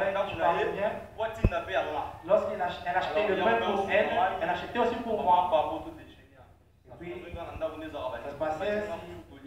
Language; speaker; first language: French; non-native, local second language; Lingala